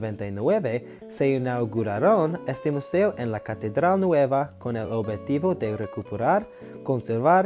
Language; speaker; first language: Spanish; non-native, learner; English